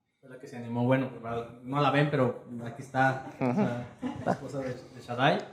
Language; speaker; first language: Spanish; native; Spanish